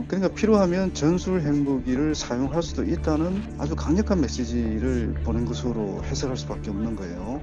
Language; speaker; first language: Korean; native; Korean